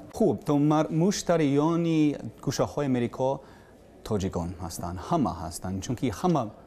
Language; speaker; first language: Persian; non-native, learner; English